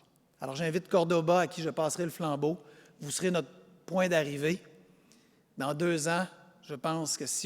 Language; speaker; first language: French; native; French